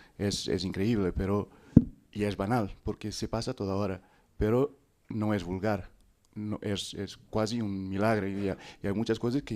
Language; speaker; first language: Spanish; non-native, fluent; Portuguese